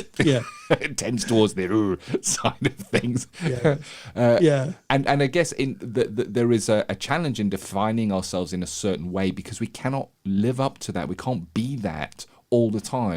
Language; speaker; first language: English; native; English